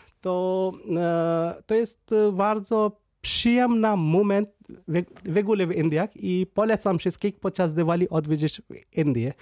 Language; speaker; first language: Polish; non-native, fluent; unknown